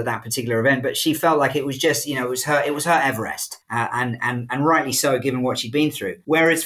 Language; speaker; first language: English; native; English